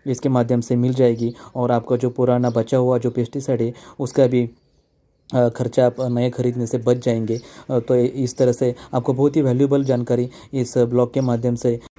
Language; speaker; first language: Hindi; non-native, local second language; Marathi